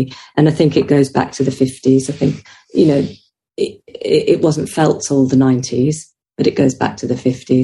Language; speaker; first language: English; native; English